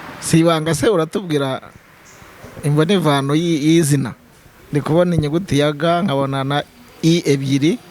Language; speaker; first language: Kinyarwanda; native; Kinyarwanda